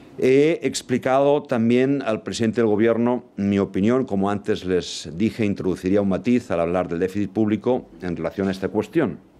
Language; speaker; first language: Spanish; non-native, local second language; Catalan